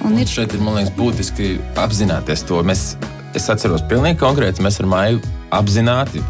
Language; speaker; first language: Latvian; native; Latvian